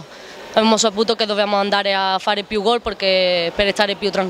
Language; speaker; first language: Italian; non-native, learner; Spanish